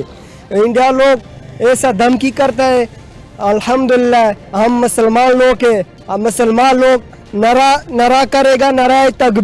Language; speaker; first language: Hindi; non-native, local second language; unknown